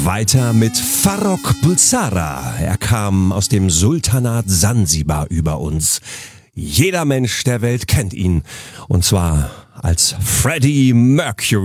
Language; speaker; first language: German; native; German